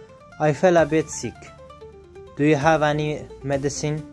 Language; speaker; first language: English; non-native, fluent; Persian